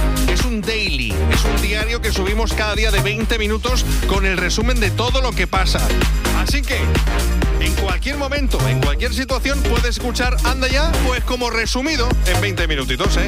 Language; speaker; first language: Spanish; native; Spanish